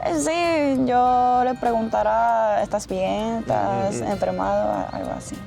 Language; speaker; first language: Spanish; non-native, fluent; Japanese